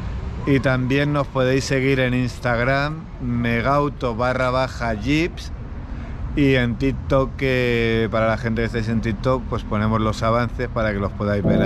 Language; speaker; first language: Spanish; native; Spanish